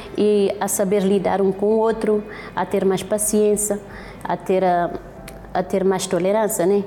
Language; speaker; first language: Portuguese; non-native, local second language; Kabuverdianu